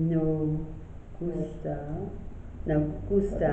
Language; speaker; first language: Spanish; non-native, learner; English